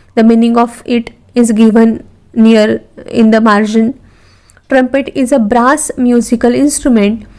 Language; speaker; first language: English; non-native, local second language; Marathi